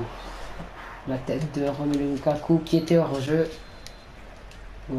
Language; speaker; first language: French; native; French